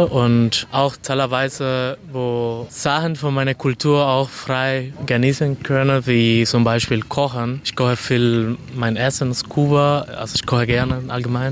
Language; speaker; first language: German; non-native, fluent; Spanish